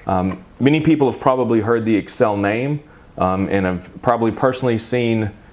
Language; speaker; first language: English; native; English